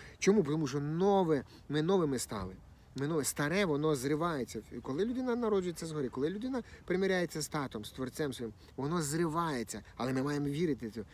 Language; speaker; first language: Ukrainian; non-native, local second language; Russian